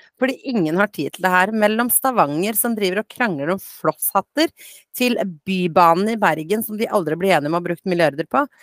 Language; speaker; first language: Norwegian; early bilingual, other home language; Bosnian